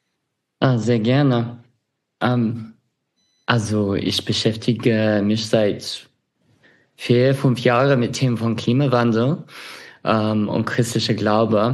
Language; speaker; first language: German; non-native, fluent; English